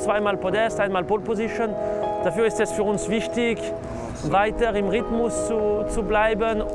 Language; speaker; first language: German; non-native, local second language; French